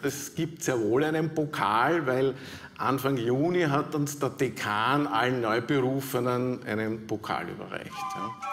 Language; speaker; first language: German; native; German